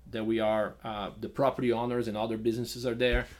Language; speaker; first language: English; non-native, fluent; Portuguese